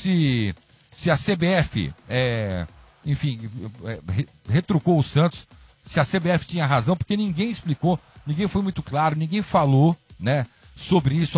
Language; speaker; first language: Portuguese; native; Portuguese